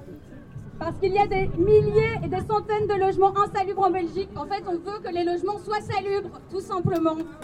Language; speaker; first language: French; native; French